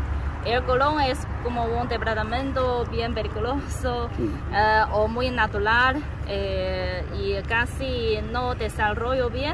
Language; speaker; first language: Spanish; non-native, learner; Chinese